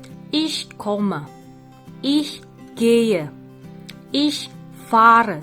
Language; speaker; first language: German; non-native, fluent; Indonesian